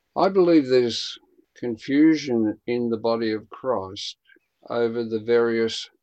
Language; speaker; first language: English; native; English